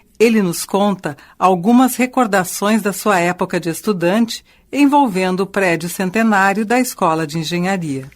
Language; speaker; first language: Portuguese; native; Portuguese